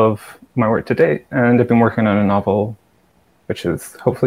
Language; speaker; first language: English; native; English